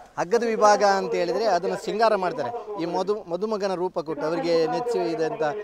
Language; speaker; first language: Kannada; non-native, local second language; Tulu